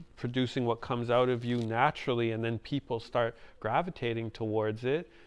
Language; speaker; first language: English; native; English